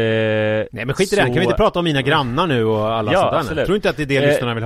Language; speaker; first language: Swedish; native; Swedish